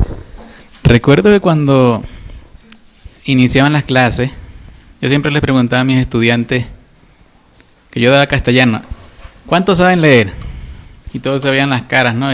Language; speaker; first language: Spanish; native; Spanish